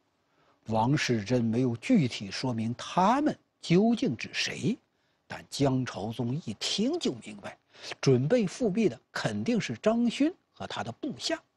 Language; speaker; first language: Chinese; native; Chinese